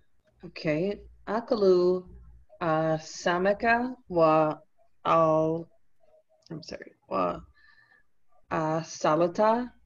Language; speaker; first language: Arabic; non-native, learner; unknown